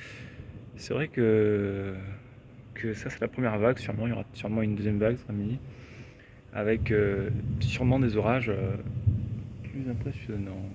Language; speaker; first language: French; native; French